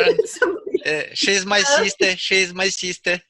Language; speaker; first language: English; non-native, learner; Russian